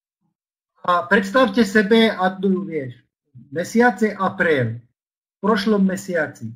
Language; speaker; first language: Polish; non-native, learner; Slovak